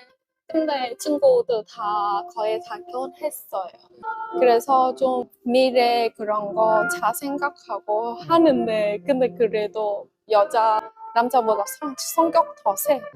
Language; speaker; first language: Korean; non-native, learner; Vietnamese